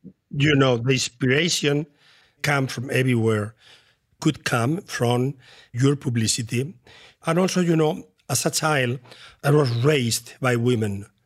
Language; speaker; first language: English; non-native, fluent; Spanish